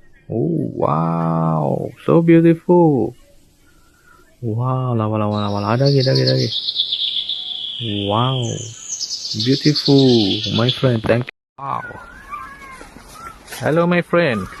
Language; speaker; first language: English; non-native, learner; Bangla